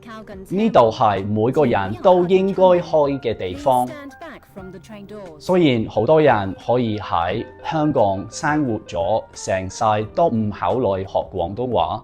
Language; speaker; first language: Cantonese; non-native, fluent; English